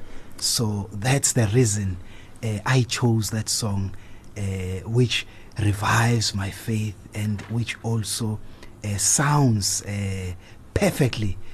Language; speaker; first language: English; non-native, local second language; Zulu